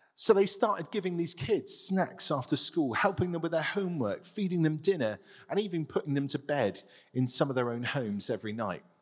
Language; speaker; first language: English; native; English